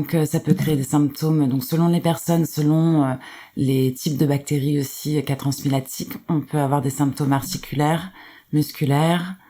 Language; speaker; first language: French; native; French